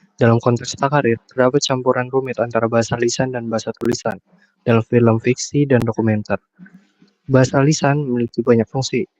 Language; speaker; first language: Indonesian; native; Indonesian